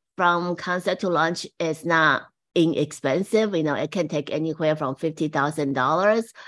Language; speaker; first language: English; non-native, fluent; Chinese